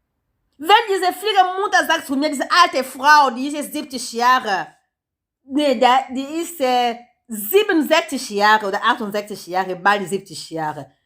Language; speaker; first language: German; non-native, learner; Lingala